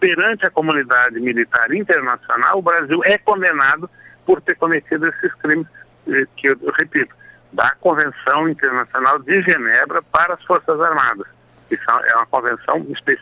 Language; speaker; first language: Portuguese; native; Portuguese